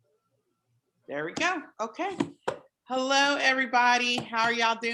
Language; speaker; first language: English; native; English